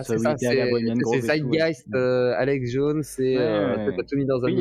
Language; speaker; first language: French; native; French